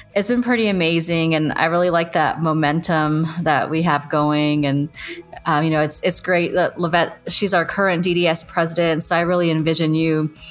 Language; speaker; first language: English; native; English